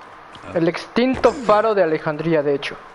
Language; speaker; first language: Spanish; native; Spanish